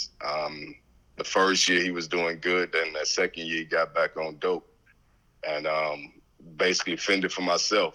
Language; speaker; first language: English; native; English